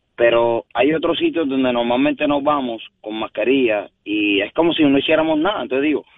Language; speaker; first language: Spanish; native; Spanish